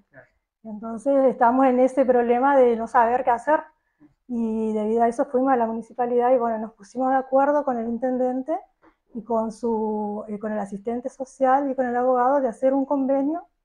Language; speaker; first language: Spanish; native; Spanish